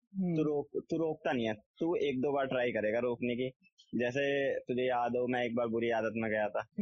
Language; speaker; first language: Hindi; native; Hindi